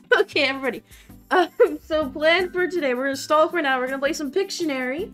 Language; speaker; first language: English; native; English